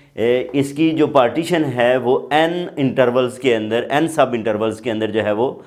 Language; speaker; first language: Urdu; non-native, local second language; Punjabi